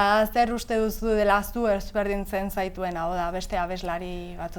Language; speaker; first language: Basque; native; Basque